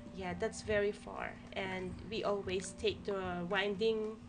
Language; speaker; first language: English; non-native, local second language; Iloko